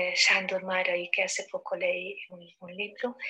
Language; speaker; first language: Spanish; non-native, fluent; Hungarian